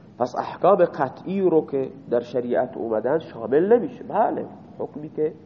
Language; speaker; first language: Persian; non-native, local second language; Baluchi